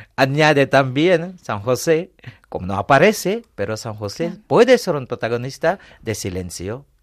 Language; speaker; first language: Spanish; non-native, fluent; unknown